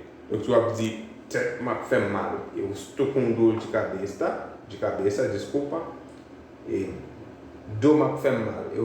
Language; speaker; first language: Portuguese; non-native, fluent; Haitian Creole